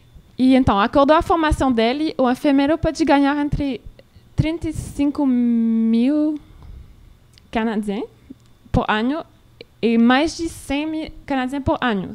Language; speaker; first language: Portuguese; non-native, learner; French